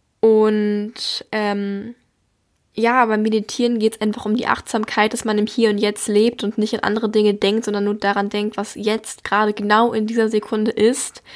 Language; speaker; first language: German; native; German